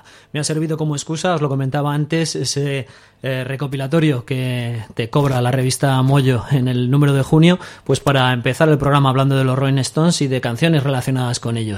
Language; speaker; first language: Spanish; native; Spanish